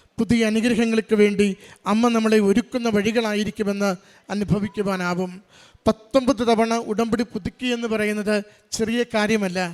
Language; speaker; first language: Malayalam; native; Malayalam